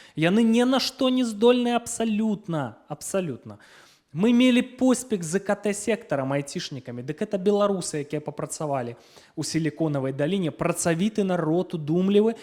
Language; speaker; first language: Belarusian; non-native, local second language; Russian